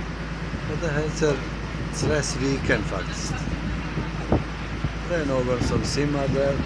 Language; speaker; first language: Swedish; non-native, fluent; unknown